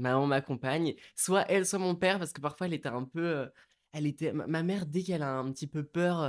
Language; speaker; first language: French; native; French